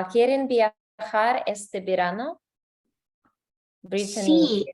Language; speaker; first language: Spanish; non-native, learner; English